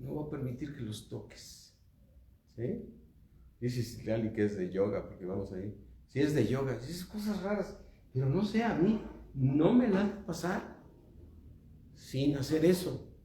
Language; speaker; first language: Spanish; native; Spanish